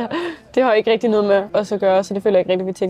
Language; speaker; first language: Danish; native; Danish